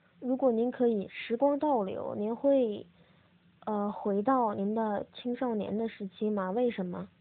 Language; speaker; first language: Chinese; early bilingual, heritage; English